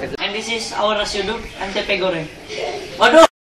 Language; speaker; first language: English; non-native, learner; Indonesian